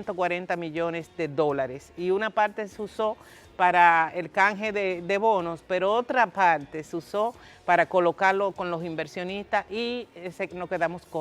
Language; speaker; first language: Spanish; native; Spanish